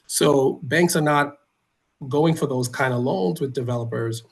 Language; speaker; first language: English; native; English